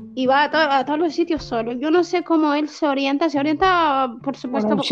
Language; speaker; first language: Spanish; early bilingual, other home language; Arabic